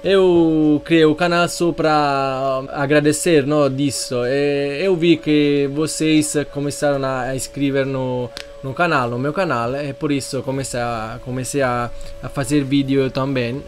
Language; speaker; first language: Portuguese; non-native, learner; Italian